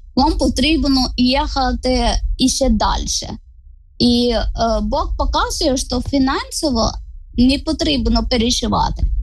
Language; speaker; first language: Ukrainian; non-native, fluent; Malayalam